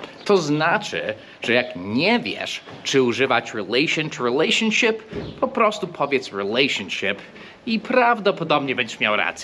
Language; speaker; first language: Polish; non-native, fluent; English